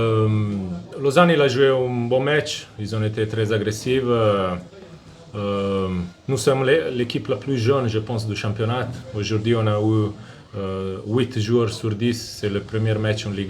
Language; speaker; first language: French; non-native, fluent; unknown